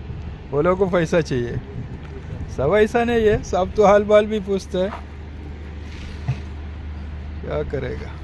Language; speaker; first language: Hindi; non-native, learner; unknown